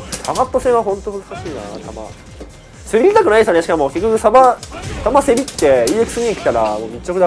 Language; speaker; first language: Japanese; native; Japanese